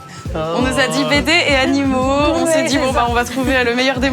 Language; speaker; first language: French; native; French